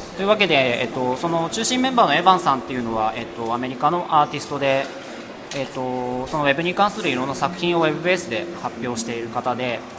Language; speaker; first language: Japanese; native; Japanese